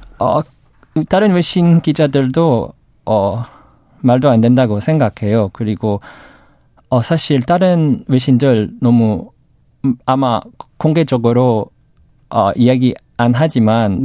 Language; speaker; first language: Korean; non-native, learner; English